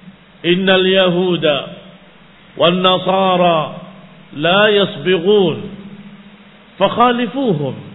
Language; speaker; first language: Arabic; non-native, fluent; Indonesian